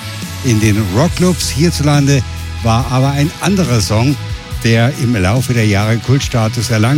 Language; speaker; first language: German; native; German